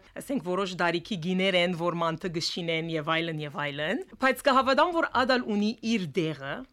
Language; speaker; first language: Armenian; early bilingual, heritage; Armenian